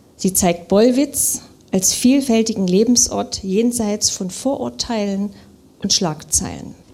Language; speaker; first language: German; native; German